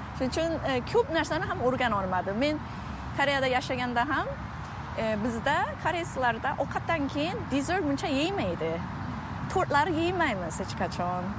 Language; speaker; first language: Uzbek; non-native, fluent; Korean